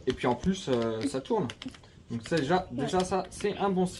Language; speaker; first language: French; native; French